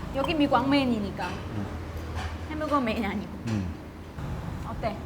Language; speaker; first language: Korean; non-native, learner; Vietnamese